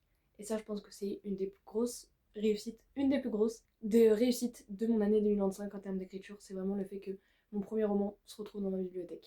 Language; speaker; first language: French; native; French